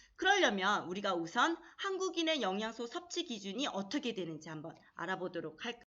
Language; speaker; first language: Korean; native; Korean